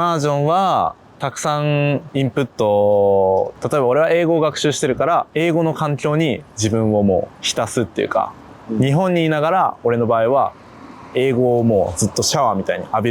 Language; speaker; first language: Japanese; native; Japanese